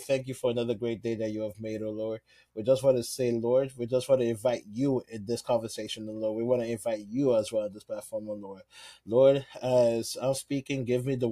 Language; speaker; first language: English; non-native, local second language; Yoruba